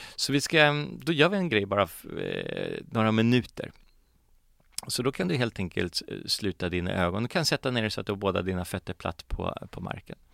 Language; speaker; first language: Swedish; early bilingual, other home language; Polish